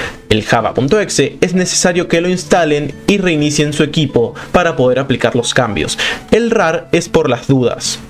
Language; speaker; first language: Spanish; native; Spanish